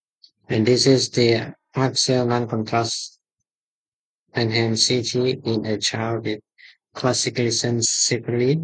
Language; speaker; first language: English; non-native, fluent; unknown